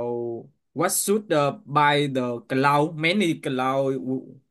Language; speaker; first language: English; non-native, learner; Vietnamese